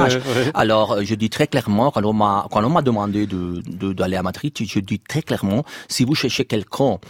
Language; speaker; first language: French; non-native, fluent; Spanish